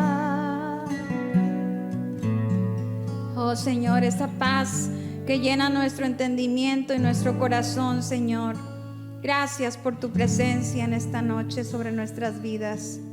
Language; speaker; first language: Spanish; native; Spanish